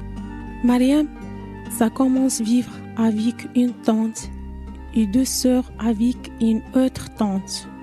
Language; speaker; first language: French; non-native, learner; Arabic